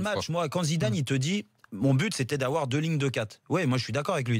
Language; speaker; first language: French; native; French